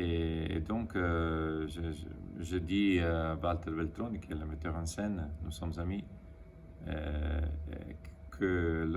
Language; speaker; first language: French; non-native, fluent; Italian